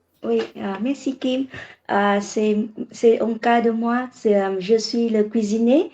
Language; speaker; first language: French; non-native, learner; Vietnamese